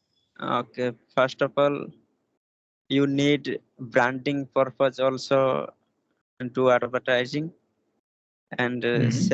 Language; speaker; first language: English; non-native, learner; Hindi